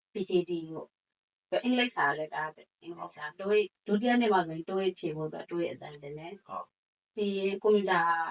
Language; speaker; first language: Burmese; native; Burmese